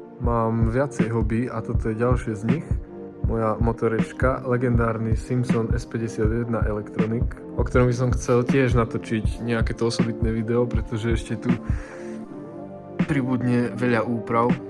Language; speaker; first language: Slovak; native; Slovak